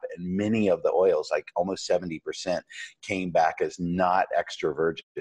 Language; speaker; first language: English; native; English